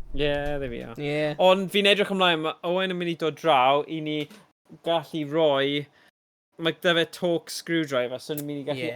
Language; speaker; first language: Welsh; native; Welsh